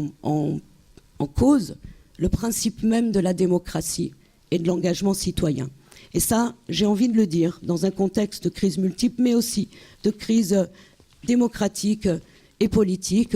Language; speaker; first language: French; native; French